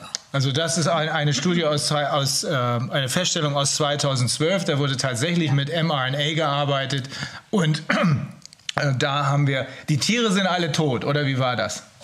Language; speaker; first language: German; native; German